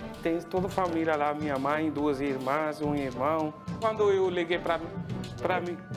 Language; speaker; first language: Portuguese; non-native, learner; Punjabi